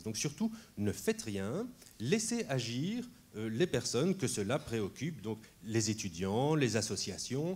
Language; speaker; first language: French; native; French